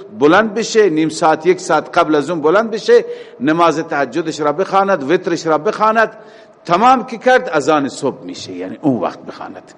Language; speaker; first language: Persian; native; Persian